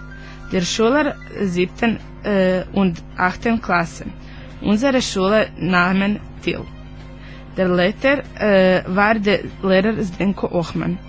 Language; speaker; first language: German; non-native, learner; Croatian